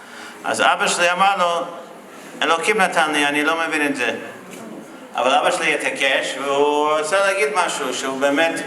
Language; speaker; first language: Hebrew; non-native, fluent; English